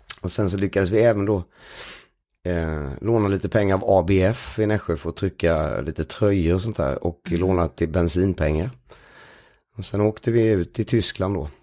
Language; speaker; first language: Swedish; native; Swedish